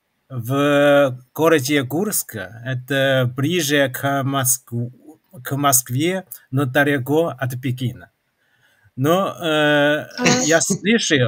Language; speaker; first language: Russian; non-native, fluent; Chinese